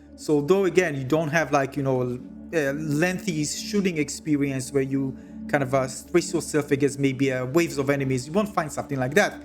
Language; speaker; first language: English; non-native, fluent; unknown